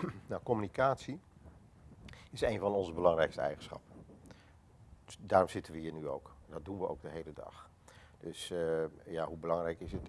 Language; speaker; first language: Dutch; native; Dutch